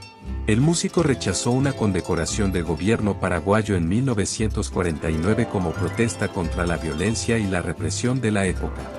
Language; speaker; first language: Spanish; native; Spanish